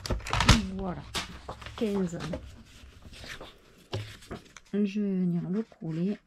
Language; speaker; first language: French; native; French